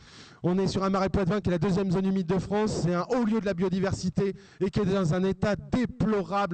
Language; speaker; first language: French; native; French